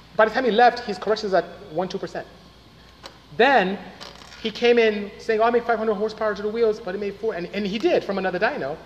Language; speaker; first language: English; non-native, local second language; Igbo